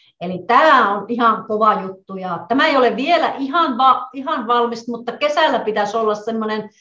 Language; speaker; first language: Finnish; native; Finnish